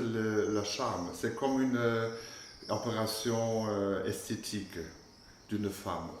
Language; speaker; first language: French; non-native, fluent; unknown